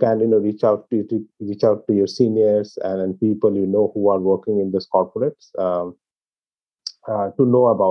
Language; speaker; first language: English; non-native, local second language; Bangla